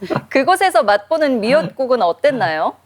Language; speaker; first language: Korean; native; Korean